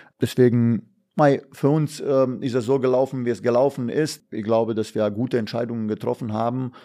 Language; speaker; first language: German; non-native, fluent; Bosnian